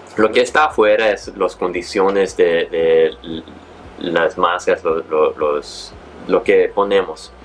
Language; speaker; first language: Spanish; early bilingual, heritage; Spanish